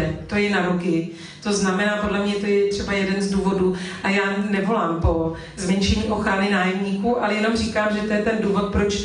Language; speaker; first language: Czech; native; Czech